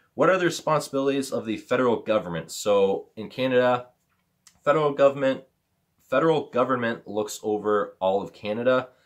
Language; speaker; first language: English; native; English